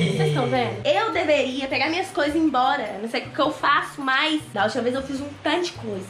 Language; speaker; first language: Portuguese; native; Portuguese